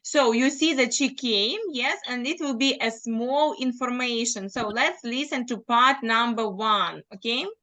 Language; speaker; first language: English; non-native, fluent; Ukrainian